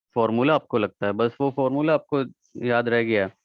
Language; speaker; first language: Hindi; non-native, local second language; Marathi